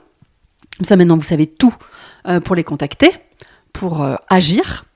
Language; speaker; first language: French; native; French